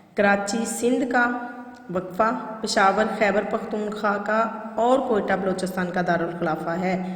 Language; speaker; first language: Urdu; non-native, local second language; Punjabi